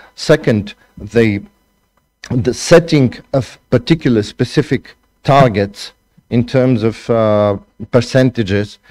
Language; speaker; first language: English; non-native, fluent; Bulgarian